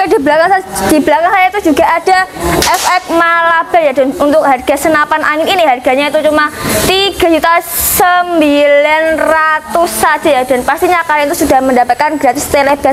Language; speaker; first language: Indonesian; native; Indonesian